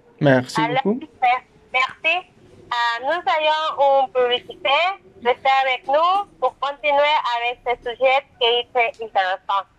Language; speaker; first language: French; non-native, learner; Spanish